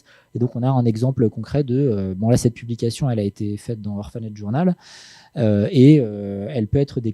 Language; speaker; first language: French; native; French